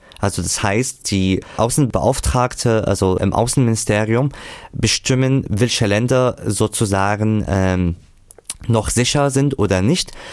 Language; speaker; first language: German; non-native, fluent; Arabic